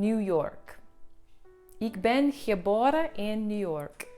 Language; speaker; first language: Dutch; non-native, learner; English